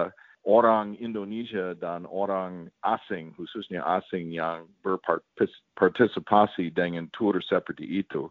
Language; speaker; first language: Indonesian; non-native, fluent; English